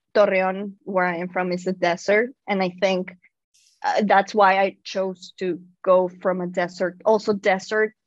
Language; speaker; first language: English; non-native, fluent; Spanish